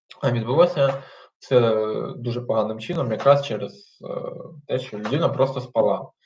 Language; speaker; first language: Ukrainian; non-native, local second language; Russian